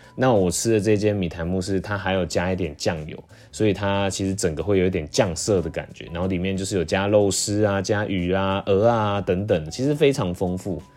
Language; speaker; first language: Chinese; non-native, local second language; Min Nan Chinese